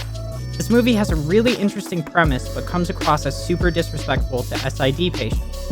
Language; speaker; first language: English; native; English